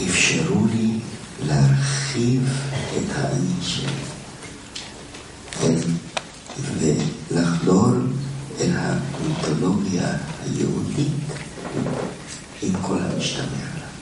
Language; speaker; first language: Hebrew; non-native, fluent; German